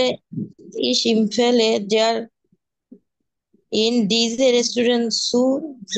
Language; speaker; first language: German; non-native, learner; Bangla